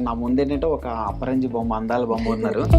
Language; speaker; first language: Telugu; native; Telugu